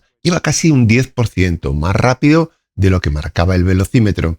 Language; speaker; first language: Spanish; native; Spanish